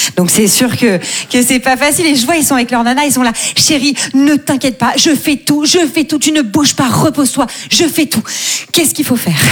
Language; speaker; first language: French; native; French